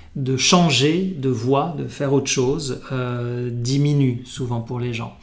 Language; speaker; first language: French; non-native, local second language; Arabic